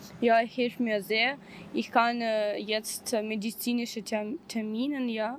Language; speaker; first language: German; non-native, learner; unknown